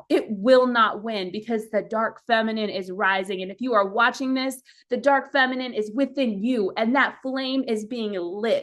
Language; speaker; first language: English; native; English